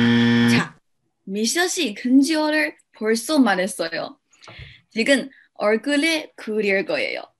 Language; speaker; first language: Korean; non-native, learner; English